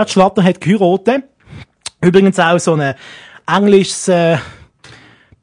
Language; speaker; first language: German; native; German